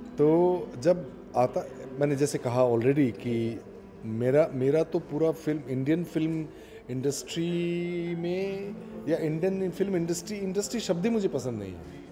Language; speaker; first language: Hindi; non-native, local second language; Assamese